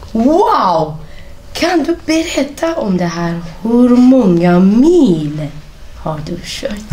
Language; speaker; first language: Swedish; non-native, fluent; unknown